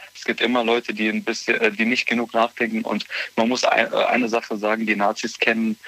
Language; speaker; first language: German; native; German